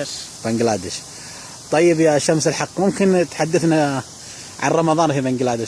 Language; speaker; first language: Arabic; native; Arabic